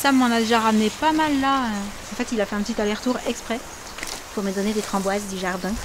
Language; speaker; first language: French; native; French